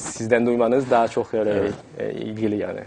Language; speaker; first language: Turkish; non-native, fluent; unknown